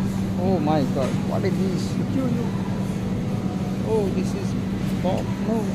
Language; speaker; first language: English; non-native, learner; Nepali